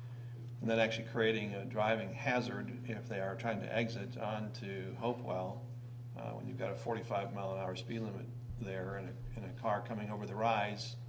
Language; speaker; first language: English; native; English